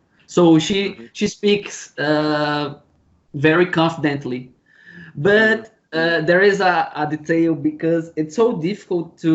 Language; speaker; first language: English; non-native, learner; Portuguese